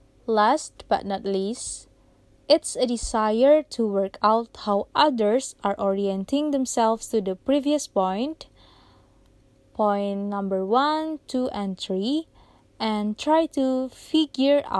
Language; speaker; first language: English; non-native, fluent; Indonesian